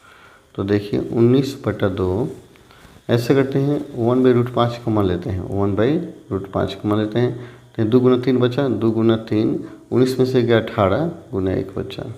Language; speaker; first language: Hindi; native; Hindi